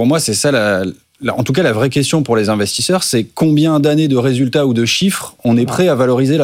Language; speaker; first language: French; native; French